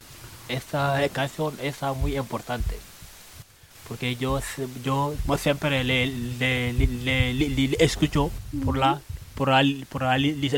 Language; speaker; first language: Spanish; non-native, learner; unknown